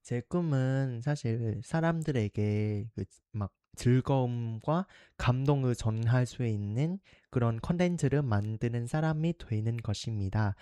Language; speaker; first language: Korean; non-native, fluent; Vietnamese